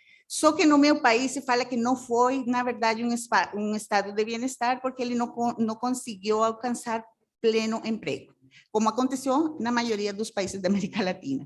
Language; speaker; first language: Portuguese; non-native, fluent; Spanish